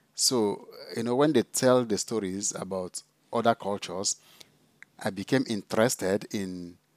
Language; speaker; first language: English; non-native, local second language; Igbo